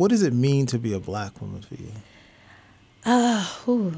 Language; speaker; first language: English; native; English